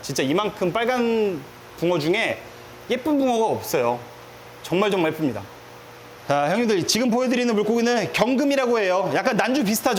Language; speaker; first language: Korean; native; Korean